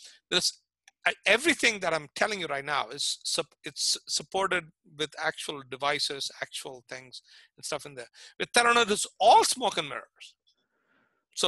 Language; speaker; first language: English; non-native, local second language; Tamil